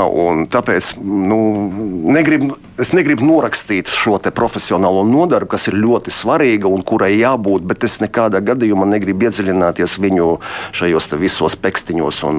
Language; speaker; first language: Latvian; non-native, local second language; Russian